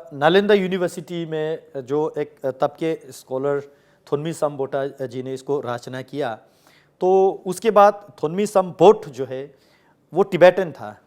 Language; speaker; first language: Hindi; non-native, local second language; Ladakhi